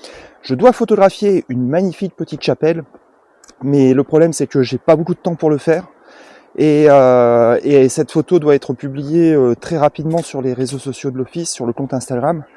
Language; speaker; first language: French; native; French